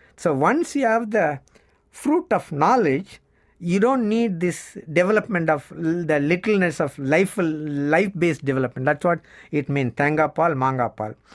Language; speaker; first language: English; non-native, local second language; Tamil